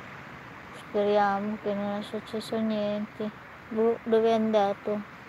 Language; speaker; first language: Italian; non-native, fluent; Filipino